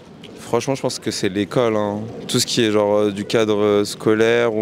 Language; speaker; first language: French; native; French